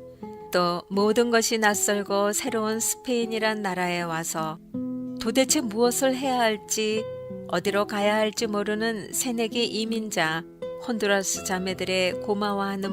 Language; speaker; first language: Korean; native; Korean